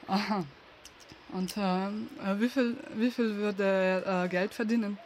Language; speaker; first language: German; non-native, learner; Slovenian